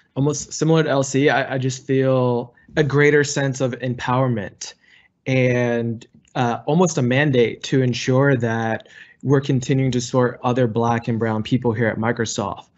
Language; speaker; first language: English; native; English